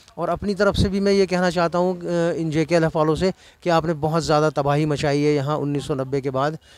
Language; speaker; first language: Hindi; non-native, local second language; Kashmiri